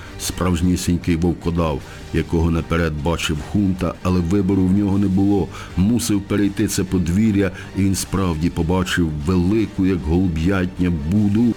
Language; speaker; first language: Ukrainian; native; Ukrainian